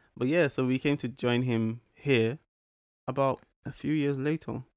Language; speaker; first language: English; early bilingual, other home language; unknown